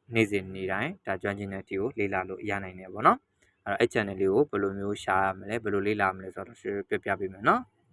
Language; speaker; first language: Burmese; native; Burmese